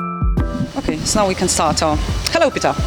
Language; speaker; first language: English; non-native, learner; Polish